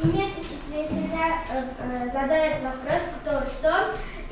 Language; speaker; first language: Russian; non-native, local second language; Kazakh